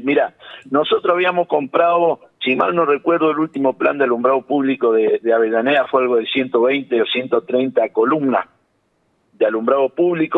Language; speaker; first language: Spanish; native; Spanish